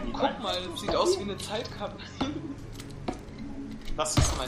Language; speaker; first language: German; native; German